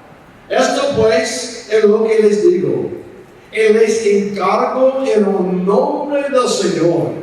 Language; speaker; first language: Spanish; non-native, fluent; English